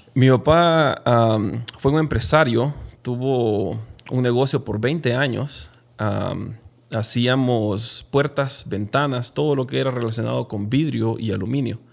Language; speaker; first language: Spanish; native; Spanish